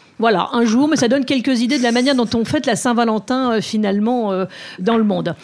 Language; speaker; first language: French; native; French